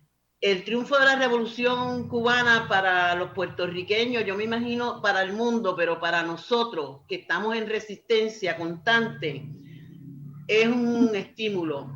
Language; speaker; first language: Spanish; native; Spanish